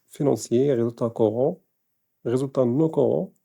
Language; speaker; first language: French; non-native, local second language; Arabic